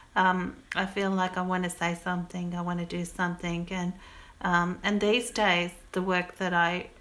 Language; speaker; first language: English; native; English